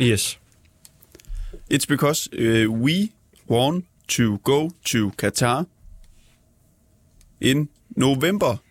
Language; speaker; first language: English; non-native, learner; Danish